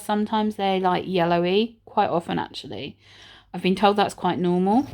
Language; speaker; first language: English; native; English